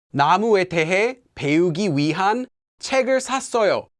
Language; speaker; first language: Korean; non-native, fluent; English